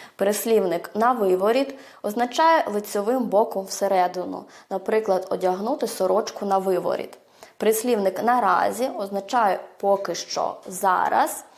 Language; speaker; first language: Ukrainian; early bilingual, heritage; Ukrainian